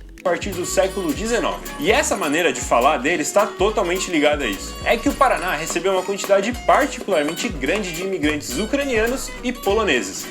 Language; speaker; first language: Portuguese; native; Portuguese